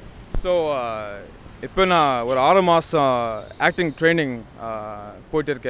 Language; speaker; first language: Tamil; non-native, learner; English